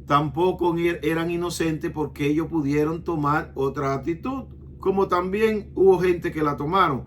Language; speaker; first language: Spanish; native; Spanish